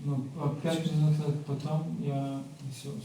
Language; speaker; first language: Russian; non-native, learner; Bulgarian